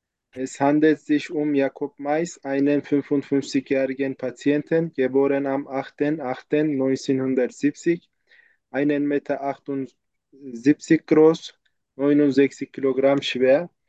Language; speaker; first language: German; non-native, learner; Turkish